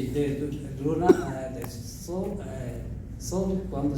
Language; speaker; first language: Spanish; non-native, learner; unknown